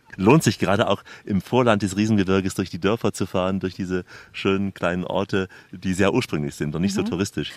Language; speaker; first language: German; native; German